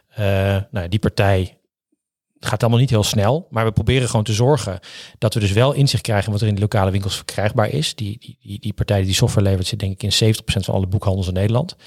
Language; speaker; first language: Dutch; native; Dutch